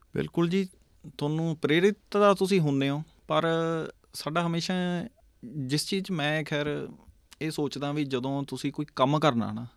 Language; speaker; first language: Punjabi; native; Punjabi